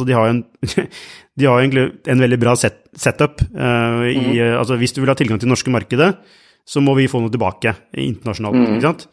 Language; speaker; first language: Norwegian; native; Norwegian